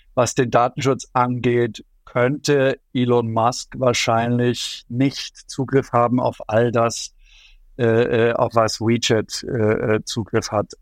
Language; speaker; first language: German; native; German